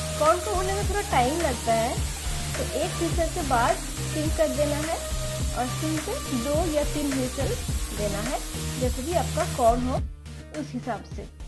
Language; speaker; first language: Hindi; non-native, local second language; Bangla